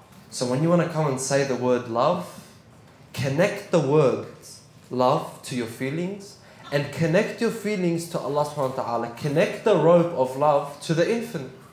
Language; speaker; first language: English; native; English